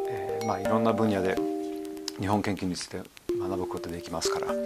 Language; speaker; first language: Japanese; non-native, fluent; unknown